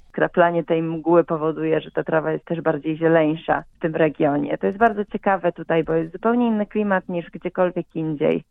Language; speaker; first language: Polish; native; Polish